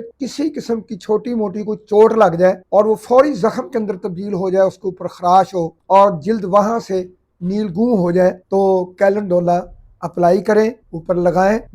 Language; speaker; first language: Urdu; non-native, local second language; Punjabi